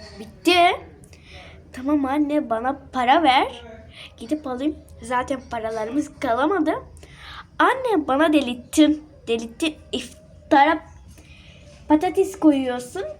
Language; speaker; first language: Turkish; early bilingual, other home language; Arabic